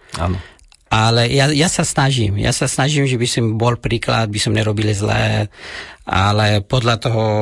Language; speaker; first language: Slovak; non-native, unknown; Persian